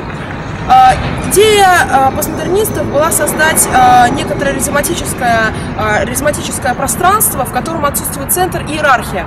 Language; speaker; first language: Russian; native; Russian